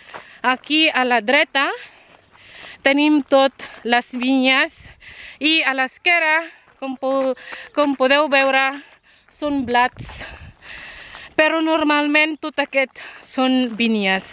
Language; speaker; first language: Catalan; non-native, learner; Filipino